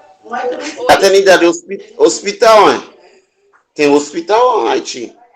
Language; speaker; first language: Portuguese; non-native, learner; Haitian Creole